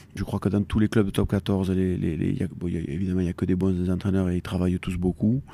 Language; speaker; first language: French; native; French